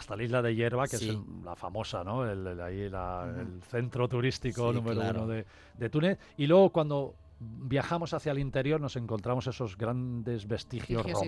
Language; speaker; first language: Spanish; native; Spanish